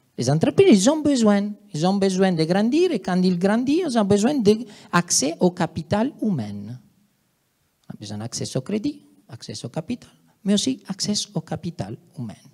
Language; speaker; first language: French; non-native, fluent; Italian